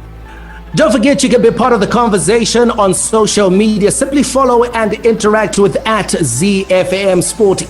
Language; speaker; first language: English; native; English